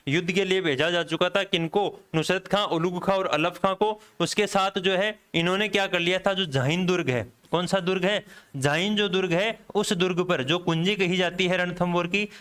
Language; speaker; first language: Hindi; native; Hindi